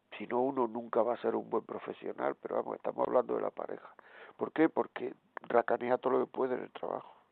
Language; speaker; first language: Spanish; native; Spanish